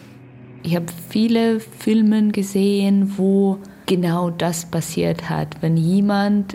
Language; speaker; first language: German; non-native, learner; Russian